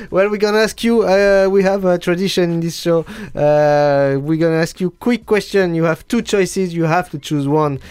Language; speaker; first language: English; non-native, fluent; French